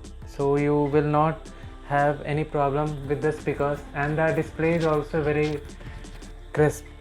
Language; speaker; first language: English; non-native, local second language; Hindi